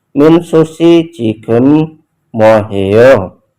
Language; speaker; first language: Korean; non-native, fluent; Indonesian